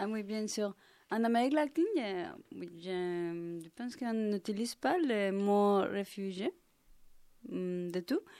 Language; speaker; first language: French; non-native, learner; Spanish